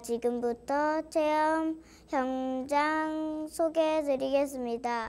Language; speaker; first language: Korean; native; Korean